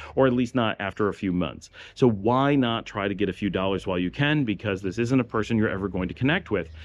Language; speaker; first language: English; native; English